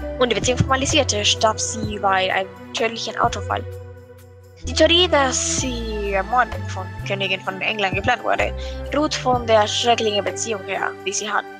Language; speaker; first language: German; non-native, learner; Spanish